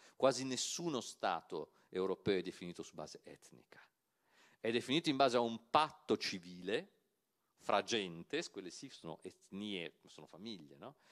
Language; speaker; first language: Italian; native; Italian